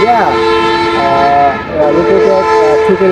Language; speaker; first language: English; non-native, learner; Bangla